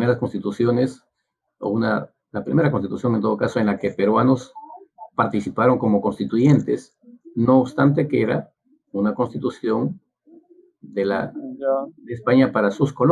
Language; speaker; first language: Spanish; native; Spanish